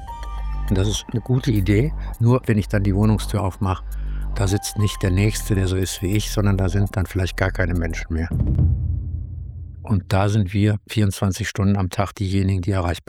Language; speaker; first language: German; native; German